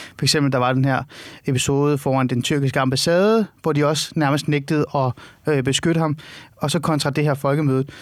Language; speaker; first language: Danish; early bilingual, other home language; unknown